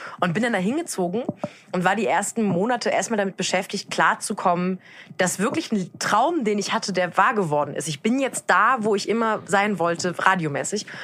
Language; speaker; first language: German; native; German